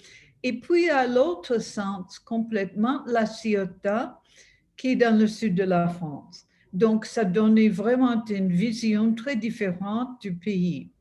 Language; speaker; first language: French; non-native, fluent; English